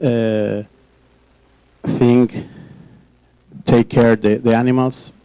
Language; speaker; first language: English; non-native, learner; Spanish